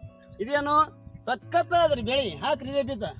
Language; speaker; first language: Kannada; native; Kannada